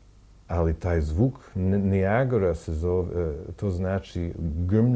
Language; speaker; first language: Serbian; non-native, learner; English